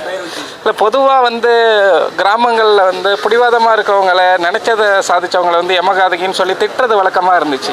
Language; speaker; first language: Tamil; native; Tamil